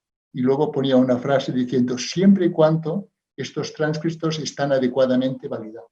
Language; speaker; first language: Spanish; native; Spanish